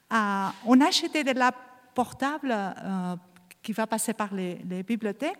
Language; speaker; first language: French; non-native, learner; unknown